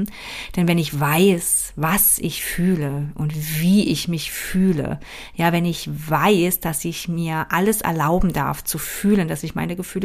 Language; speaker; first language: German; native; German